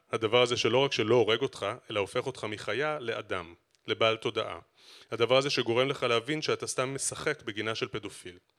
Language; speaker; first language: Hebrew; native; Hebrew